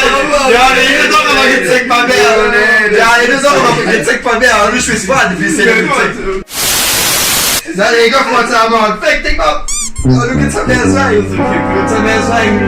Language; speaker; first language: German; non-native, local second language; Luxembourgish